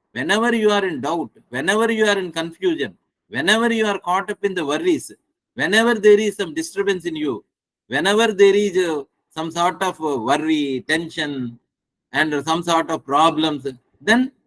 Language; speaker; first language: English; non-native, local second language; Telugu